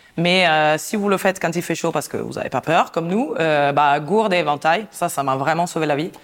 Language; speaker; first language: French; non-native, fluent; Italian